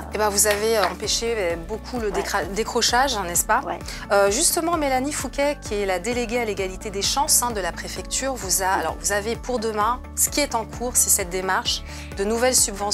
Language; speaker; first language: French; native; French